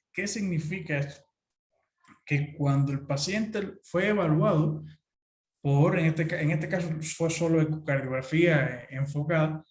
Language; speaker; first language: Spanish; native; Spanish